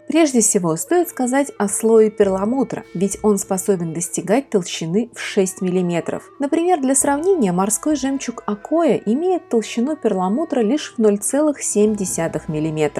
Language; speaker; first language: Russian; native; Russian